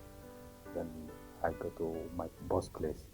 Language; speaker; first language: English; non-native, learner; Urdu